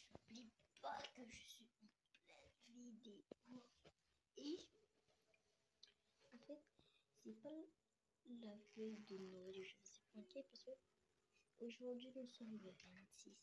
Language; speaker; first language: French; non-native, local second language; Lingala